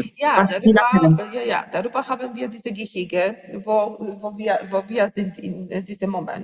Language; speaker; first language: German; non-native, learner; Polish